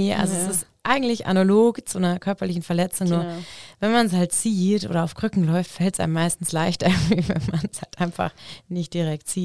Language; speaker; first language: German; native; German